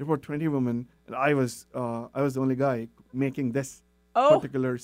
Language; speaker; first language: English; non-native, local second language; Telugu